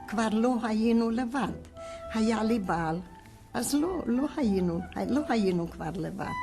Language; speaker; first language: Hebrew; non-native, fluent; Hungarian